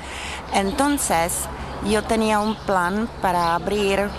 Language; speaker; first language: Spanish; non-native, fluent; Czech